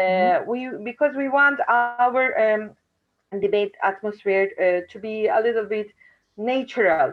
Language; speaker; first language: English; non-native, fluent; Turkish